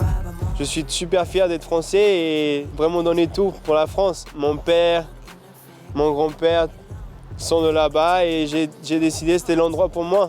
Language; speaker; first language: French; early bilingual, heritage; French